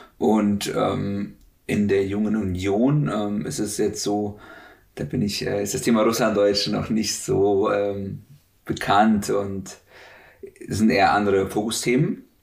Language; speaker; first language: German; native; German